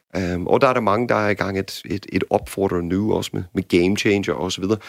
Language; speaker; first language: Danish; non-native, fluent; English